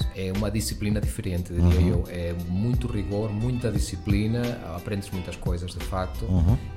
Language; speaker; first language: Portuguese; early bilingual, heritage; Spanish